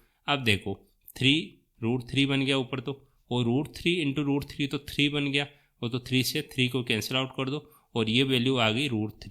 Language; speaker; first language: Hindi; native; Hindi